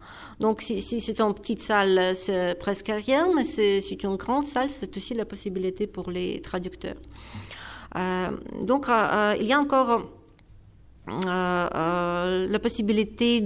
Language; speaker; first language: French; non-native, fluent; Ukrainian